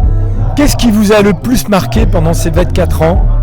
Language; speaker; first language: French; native; French